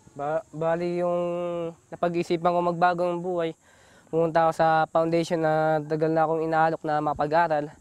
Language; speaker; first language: Filipino; native; Filipino